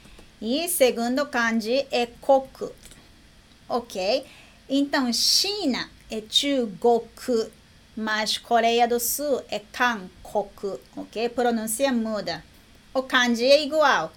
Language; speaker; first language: Portuguese; non-native, learner; Japanese